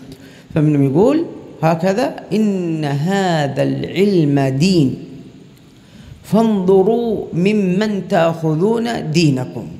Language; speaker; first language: Arabic; native; Arabic